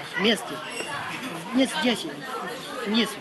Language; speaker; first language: Russian; non-native, learner; Chinese